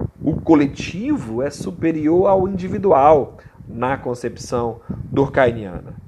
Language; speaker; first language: Portuguese; native; Portuguese